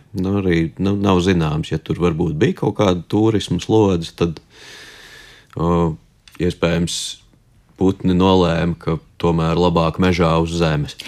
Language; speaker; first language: Latvian; native; Latvian